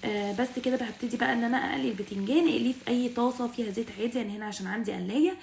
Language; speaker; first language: Arabic; native; Arabic